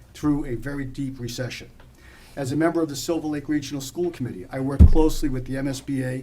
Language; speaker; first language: English; native; English